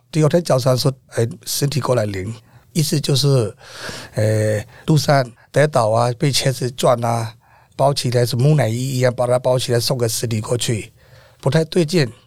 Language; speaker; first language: Chinese; non-native, fluent; Burmese